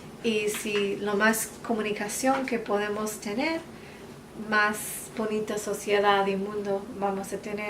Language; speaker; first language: Spanish; non-native, fluent; English